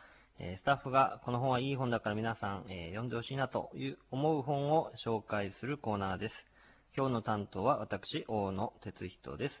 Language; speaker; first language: Japanese; native; Japanese